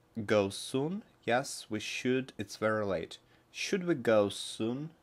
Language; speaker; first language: English; non-native, fluent; Russian